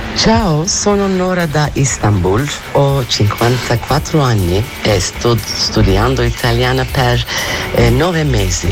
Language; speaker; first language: Italian; non-native, learner; Turkish